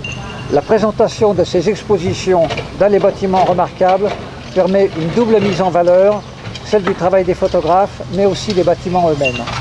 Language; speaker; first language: French; native; French